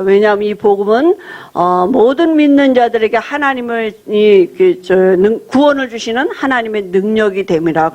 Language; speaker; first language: Korean; native; Korean